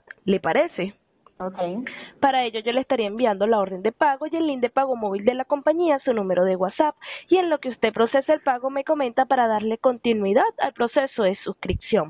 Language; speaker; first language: Spanish; native; Spanish